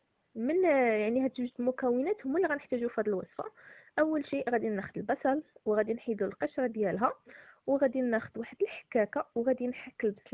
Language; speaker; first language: Arabic; native; Arabic